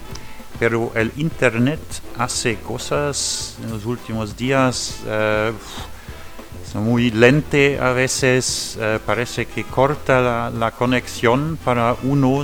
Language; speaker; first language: Spanish; non-native, learner; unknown